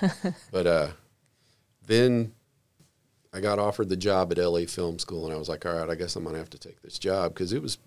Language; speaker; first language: English; native; English